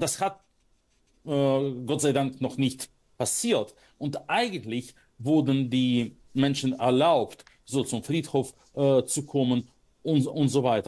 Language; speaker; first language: German; non-native, fluent; Russian